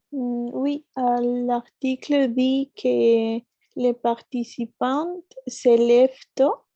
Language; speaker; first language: French; non-native, learner; Spanish